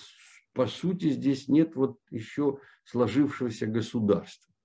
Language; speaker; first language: Russian; native; Russian